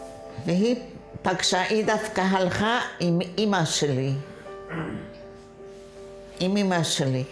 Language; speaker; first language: Hebrew; non-native, fluent; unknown